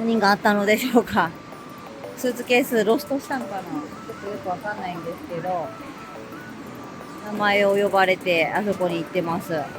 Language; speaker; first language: Japanese; native; Japanese